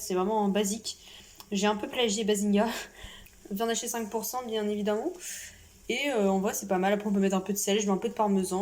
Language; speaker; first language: French; native; French